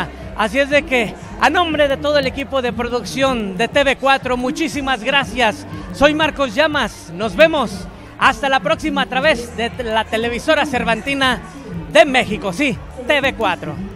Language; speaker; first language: Spanish; native; Spanish